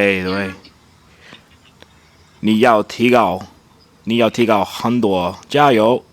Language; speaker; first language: Chinese; non-native, learner; English